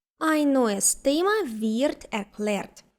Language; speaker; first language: German; non-native, fluent; Ukrainian